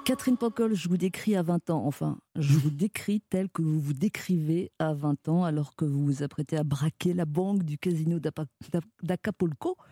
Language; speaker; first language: French; native; French